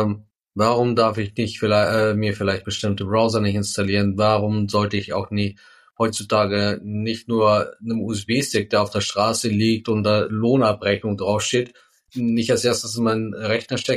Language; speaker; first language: German; native; German